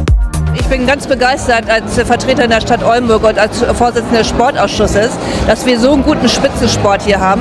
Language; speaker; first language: German; native; German